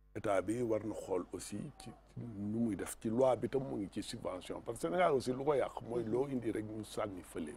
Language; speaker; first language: Wolof; non-native, local second language; Fula